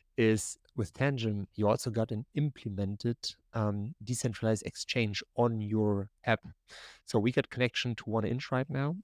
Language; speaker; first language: English; non-native, fluent; German